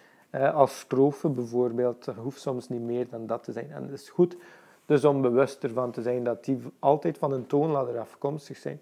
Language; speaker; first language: Dutch; native; Dutch